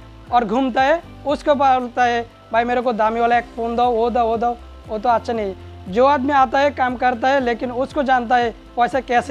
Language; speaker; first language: Hindi; non-native, learner; Bangla